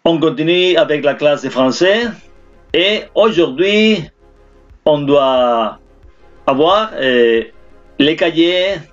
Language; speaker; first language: French; non-native, fluent; Spanish